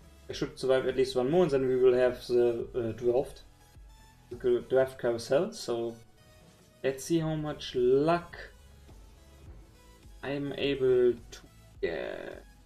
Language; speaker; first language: English; non-native, fluent; German